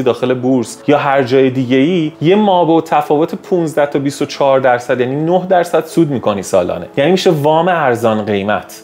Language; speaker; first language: Persian; native; Persian